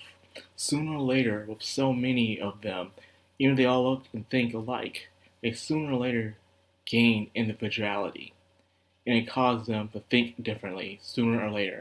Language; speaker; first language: English; native; English